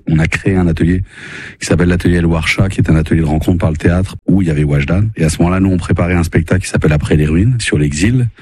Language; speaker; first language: French; native; French